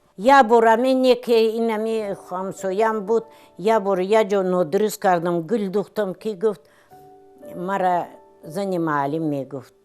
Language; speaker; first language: Tajik; non-native, fluent; Russian